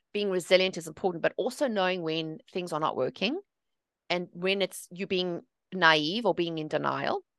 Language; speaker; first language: English; native; English